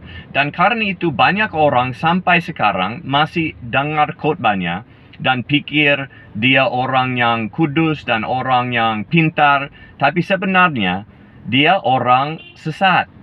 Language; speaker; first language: Indonesian; non-native, fluent; English